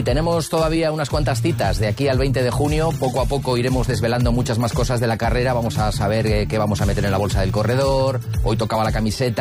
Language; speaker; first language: Spanish; native; Spanish